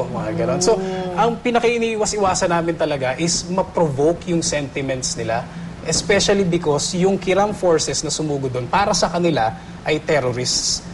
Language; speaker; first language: Filipino; native; Filipino